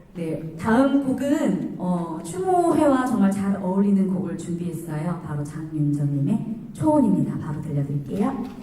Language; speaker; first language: Korean; native; Korean